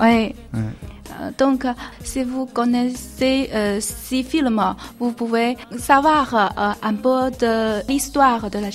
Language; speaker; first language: French; non-native, learner; Chinese